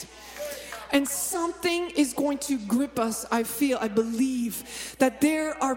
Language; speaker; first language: English; native; English